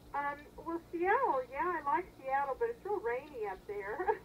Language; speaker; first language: English; native; English